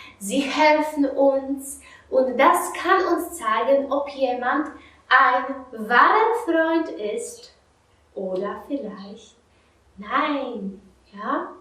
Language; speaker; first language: German; non-native, fluent; Polish